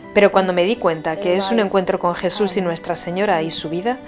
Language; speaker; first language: Spanish; non-native, fluent; German